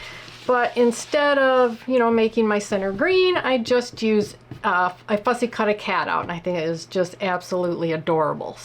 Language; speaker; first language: English; native; English